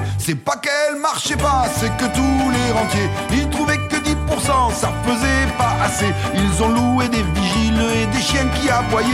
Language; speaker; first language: French; native; French